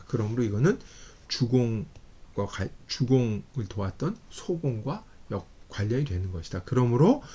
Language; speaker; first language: Korean; native; Korean